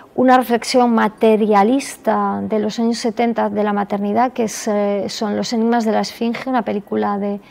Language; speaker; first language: Spanish; non-native, local second language; Galician